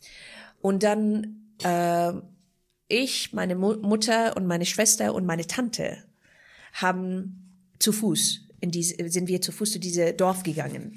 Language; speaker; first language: German; non-native, fluent; Persian